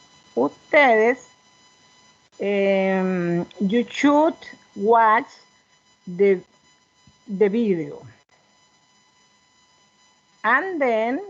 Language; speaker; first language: English; non-native, learner; Spanish